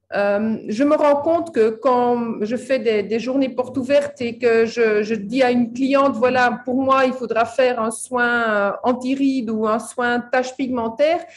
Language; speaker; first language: French; native; French